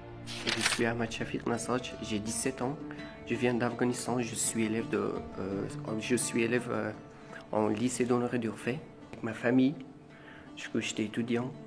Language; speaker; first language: French; non-native, learner; Persian